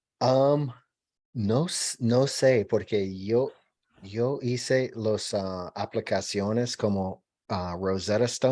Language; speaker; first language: Spanish; non-native, learner; English